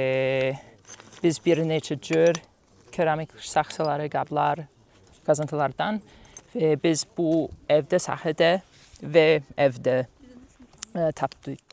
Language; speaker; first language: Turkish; non-native, learner; English